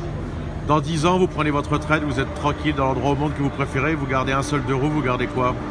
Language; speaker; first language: French; native; French